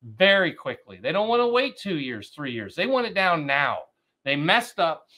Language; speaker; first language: English; native; English